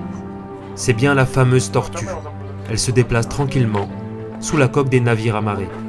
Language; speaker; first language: French; native; French